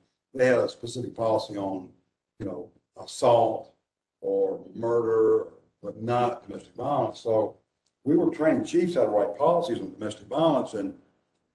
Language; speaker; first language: English; native; English